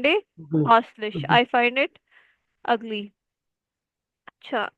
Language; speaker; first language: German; non-native, fluent; Urdu